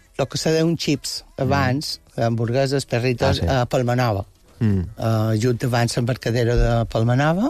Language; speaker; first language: Catalan; non-native, local second language; Spanish